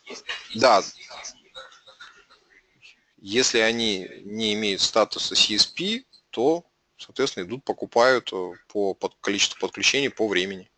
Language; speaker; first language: Russian; native; Russian